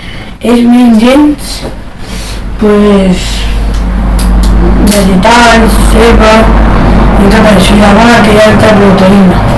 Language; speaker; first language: Catalan; non-native, local second language; Spanish